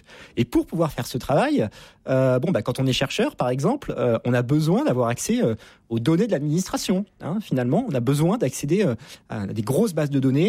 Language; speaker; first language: French; native; French